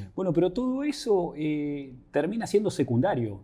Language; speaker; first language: Spanish; native; Spanish